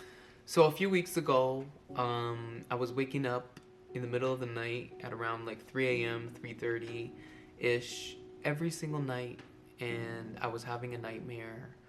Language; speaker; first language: English; native; English